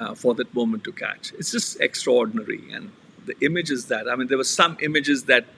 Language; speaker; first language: English; non-native, local second language; Punjabi